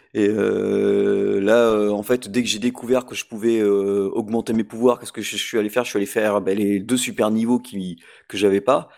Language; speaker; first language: French; native; French